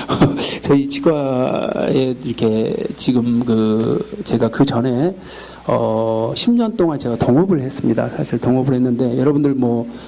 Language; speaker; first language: Korean; native; Korean